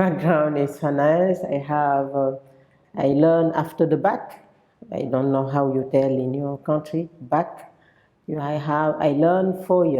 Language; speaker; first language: English; non-native, local second language; French